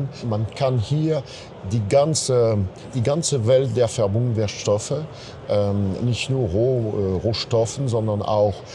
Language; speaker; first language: German; non-native, fluent; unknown